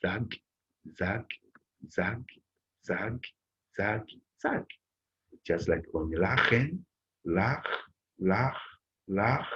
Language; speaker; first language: German; non-native, learner; Bemba